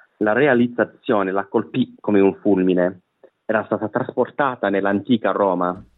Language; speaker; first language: Italian; non-native, fluent; English